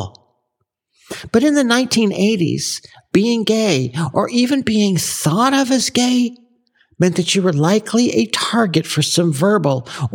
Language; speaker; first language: English; native; English